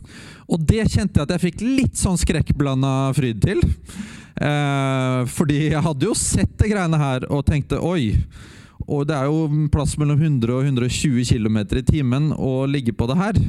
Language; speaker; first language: Norwegian; native; Norwegian